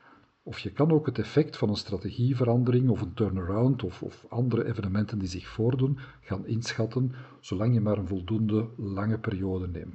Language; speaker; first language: Dutch; native; Dutch